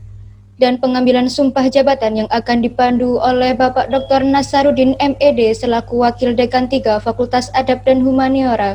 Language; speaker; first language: Malay; native; Malay